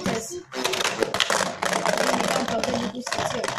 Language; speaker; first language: French; native; French